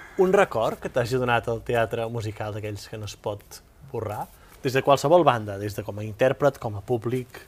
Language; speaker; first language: Catalan; native; Catalan